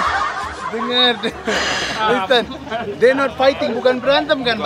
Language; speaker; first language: Indonesian; native; Indonesian